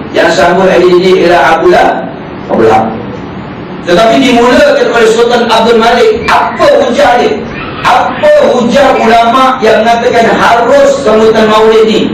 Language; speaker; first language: Malay; native; Malay